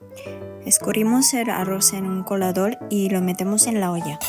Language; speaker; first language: Spanish; non-native, fluent; Japanese